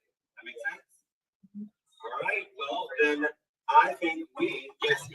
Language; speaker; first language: English; native; English